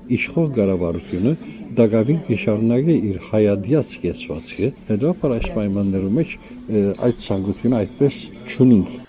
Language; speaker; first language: Armenian; early bilingual, heritage; Armenian